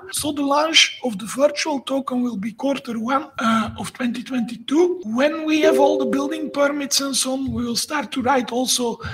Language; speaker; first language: English; non-native, fluent; Dutch